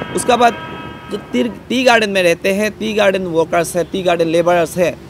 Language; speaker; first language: Hindi; non-native, local second language; Assamese